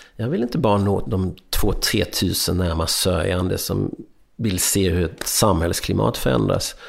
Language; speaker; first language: Swedish; early bilingual, other home language; Hungarian